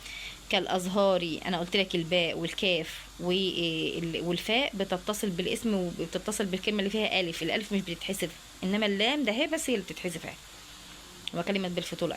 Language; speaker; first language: Arabic; native; Arabic